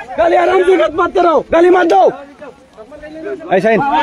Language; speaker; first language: Hindi; non-native, learner; Bangla